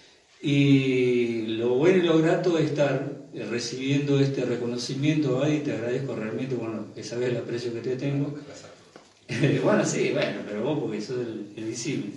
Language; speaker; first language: Spanish; native; Spanish